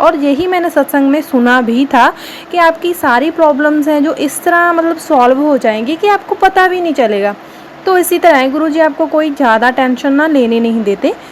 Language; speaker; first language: Hindi; non-native, local second language; Punjabi